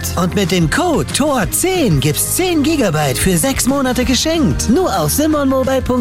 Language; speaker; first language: German; native; German